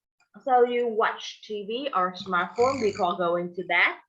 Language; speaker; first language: English; non-native, fluent; Vietnamese